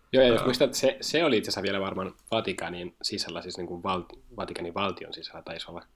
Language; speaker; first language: Finnish; non-native, fluent; Spanish